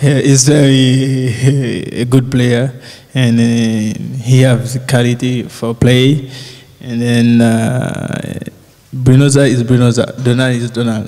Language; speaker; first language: English; non-native, learner; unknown